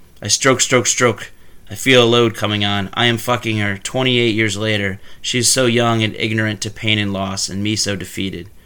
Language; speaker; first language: English; native; English